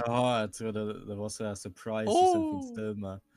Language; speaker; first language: Swedish; non-native, fluent; German